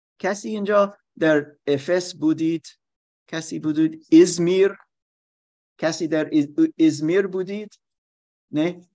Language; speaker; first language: Persian; non-native, learner; German